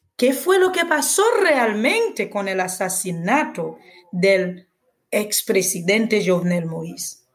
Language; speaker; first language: Spanish; non-native, fluent; Haitian Creole